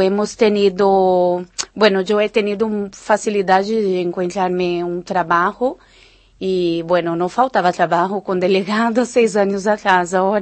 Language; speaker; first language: Spanish; non-native, fluent; Portuguese